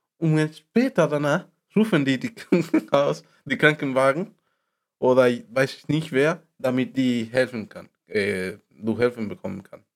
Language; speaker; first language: German; non-native, learner; Spanish